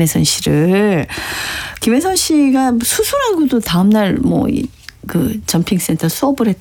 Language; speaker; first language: Korean; native; Korean